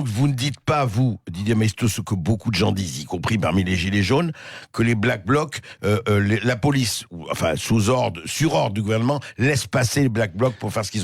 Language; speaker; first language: French; native; French